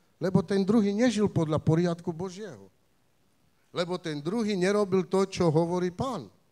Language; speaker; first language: Slovak; non-native, local second language; Romany